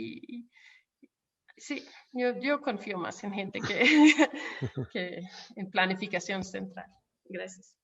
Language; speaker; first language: Spanish; non-native, fluent; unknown